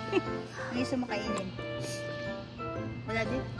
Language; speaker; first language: Filipino; native; Filipino